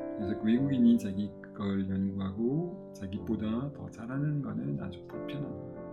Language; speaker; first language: Korean; non-native, fluent; French